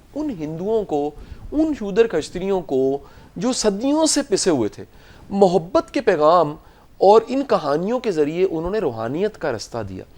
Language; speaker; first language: Urdu; non-native, local second language; Punjabi